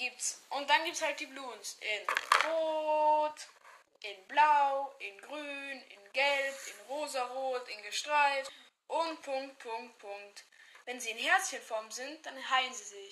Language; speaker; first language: German; native; German